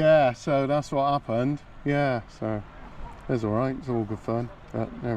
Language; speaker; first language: English; native; English